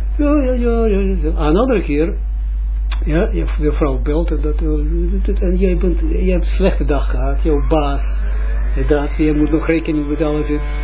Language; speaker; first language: Dutch; non-native, fluent; Russian